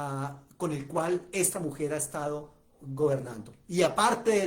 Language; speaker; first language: Spanish; native; Spanish